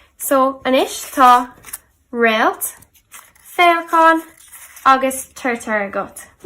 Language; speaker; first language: Irish; non-native, local second language; English